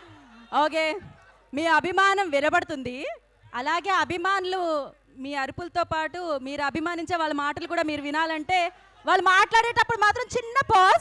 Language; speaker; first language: Telugu; native; Telugu